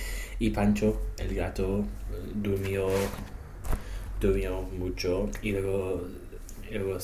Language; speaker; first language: Spanish; non-native, learner; English